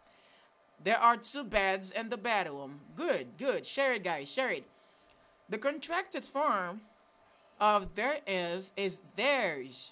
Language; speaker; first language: English; non-native, fluent; Haitian Creole